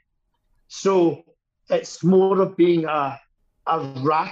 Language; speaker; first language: English; native; English